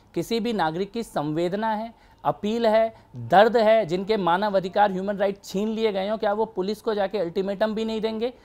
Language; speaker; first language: Hindi; native; Hindi